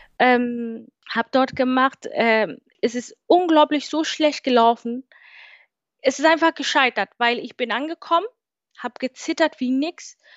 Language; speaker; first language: German; non-native, fluent; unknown